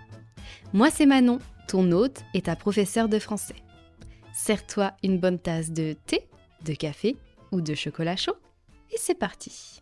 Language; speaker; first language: French; native; French